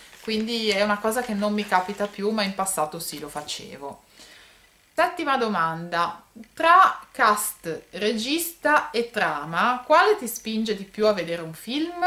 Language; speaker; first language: Italian; native; Italian